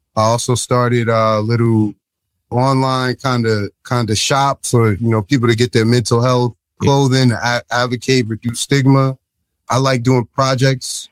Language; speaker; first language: English; native; English